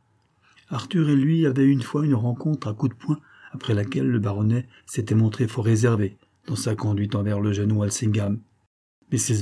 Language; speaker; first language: French; native; French